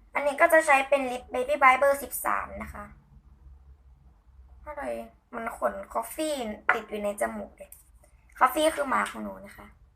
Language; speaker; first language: Thai; native; Thai